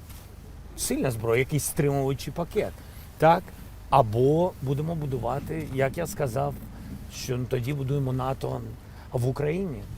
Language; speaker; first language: Ukrainian; non-native, local second language; Russian